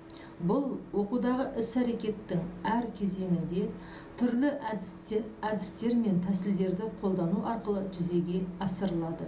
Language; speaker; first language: Kazakh; native; Kazakh